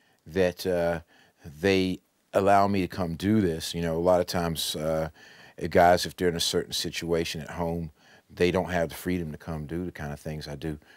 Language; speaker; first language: English; native; English